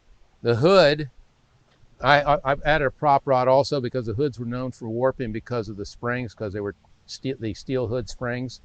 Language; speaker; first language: English; native; English